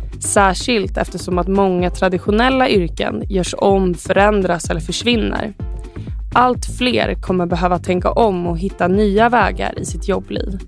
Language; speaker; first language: Swedish; native; Swedish